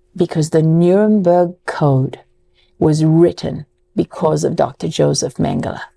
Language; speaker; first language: English; native; English